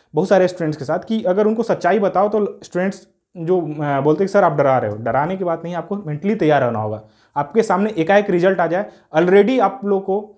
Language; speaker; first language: Hindi; native; Hindi